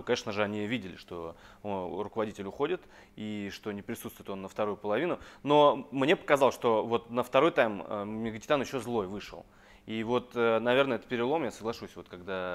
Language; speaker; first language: Russian; native; Russian